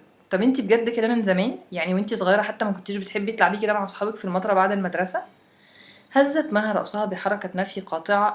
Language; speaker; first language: Arabic; native; Arabic